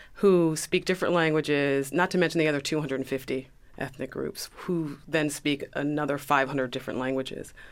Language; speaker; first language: English; early bilingual, other home language; Yoruba